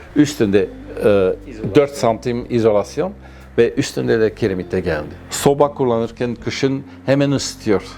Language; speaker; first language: Turkish; non-native, fluent; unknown